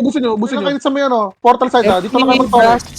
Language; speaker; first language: Filipino; native; Filipino